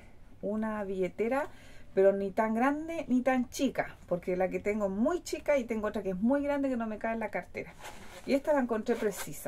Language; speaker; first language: Spanish; native; Spanish